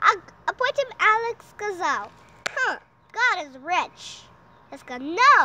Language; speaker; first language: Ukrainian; early bilingual, heritage; Ukrainian